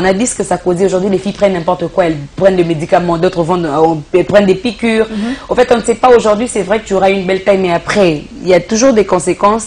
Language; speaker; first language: French; non-native, local second language; Lingala